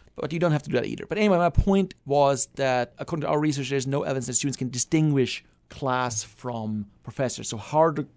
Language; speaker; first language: English; non-native, fluent; German